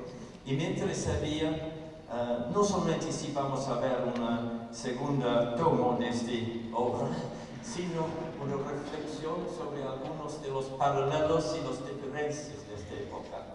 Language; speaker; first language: Spanish; non-native, fluent; English